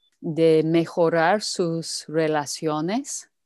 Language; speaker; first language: Spanish; non-native, fluent; English